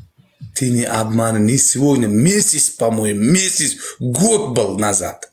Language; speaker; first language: Russian; non-native, learner; Uzbek